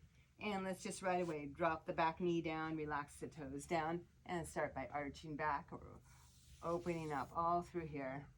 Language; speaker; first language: English; native; English